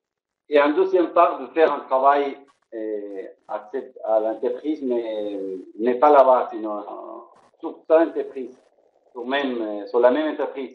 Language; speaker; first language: French; non-native, fluent; Spanish